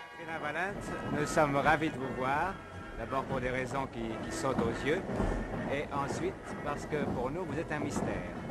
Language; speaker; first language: French; native; French